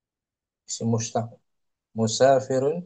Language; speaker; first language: Arabic; non-native, fluent; Indonesian